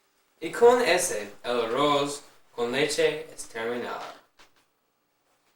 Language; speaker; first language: Spanish; non-native, learner; English